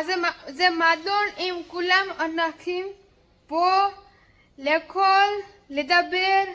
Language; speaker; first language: Hebrew; non-native, learner; Gujarati